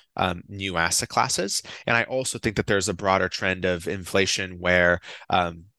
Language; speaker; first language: English; non-native, fluent; Portuguese